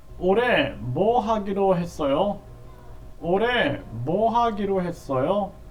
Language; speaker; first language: Korean; non-native, learner; Vietnamese